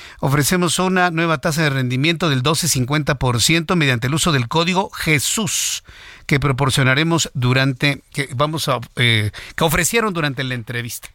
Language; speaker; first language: Spanish; native; Spanish